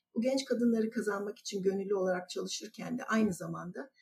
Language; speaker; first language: Turkish; native; Turkish